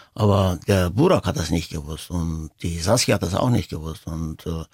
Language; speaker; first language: German; early bilingual, other home language; Turkish